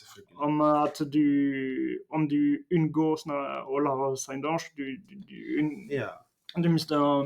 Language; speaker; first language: Norwegian; non-native, fluent; French